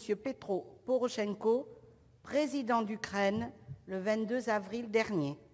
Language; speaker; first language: French; native; French